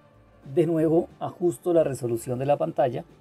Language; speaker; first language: Spanish; native; Spanish